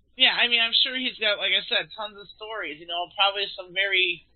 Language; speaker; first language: English; native; English